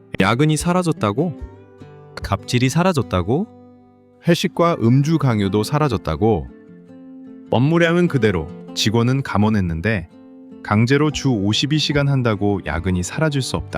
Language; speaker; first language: Korean; native; Korean